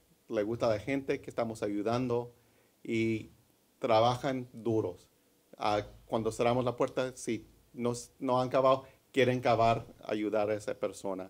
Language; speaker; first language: Spanish; early bilingual, heritage; English